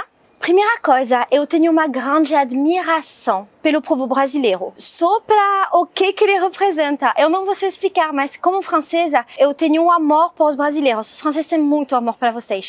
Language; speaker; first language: Portuguese; non-native, learner; French